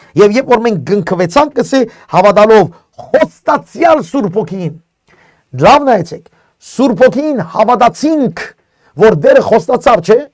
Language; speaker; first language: Armenian; native; Armenian